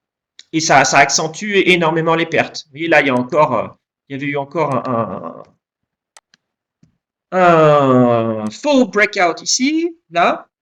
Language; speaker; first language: French; native; French